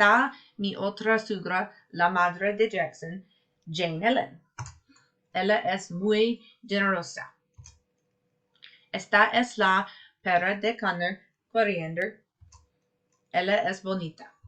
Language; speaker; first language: Spanish; non-native, learner; English